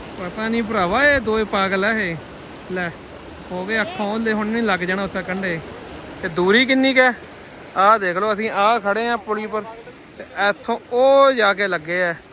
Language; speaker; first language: Punjabi; native; Punjabi